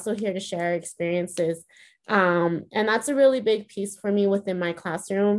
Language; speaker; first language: English; early bilingual, other home language; Spanish